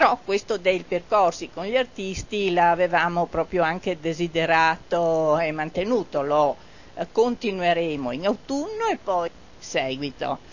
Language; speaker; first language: Italian; native; Italian